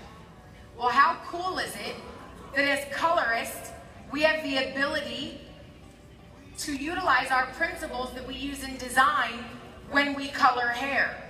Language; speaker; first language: English; native; English